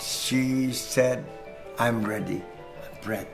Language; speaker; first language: English; non-native, learner; French